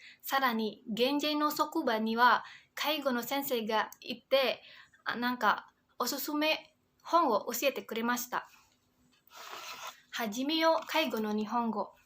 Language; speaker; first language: Japanese; non-native, fluent; Indonesian